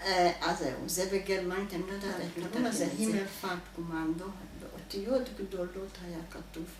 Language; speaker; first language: Hebrew; non-native, fluent; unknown